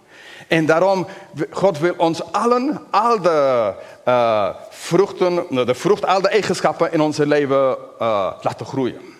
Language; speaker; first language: Dutch; non-native, fluent; English